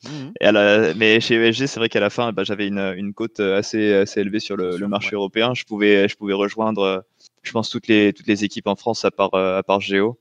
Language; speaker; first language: French; native; French